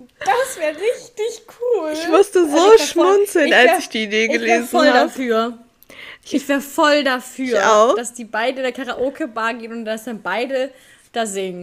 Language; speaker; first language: German; native; German